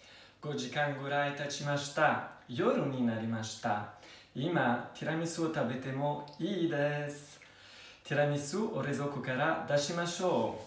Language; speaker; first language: Japanese; non-native, learner; Italian